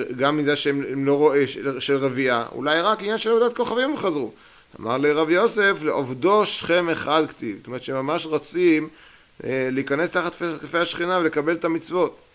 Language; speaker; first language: Hebrew; native; Hebrew